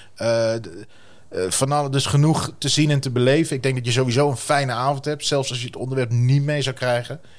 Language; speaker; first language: Dutch; native; Dutch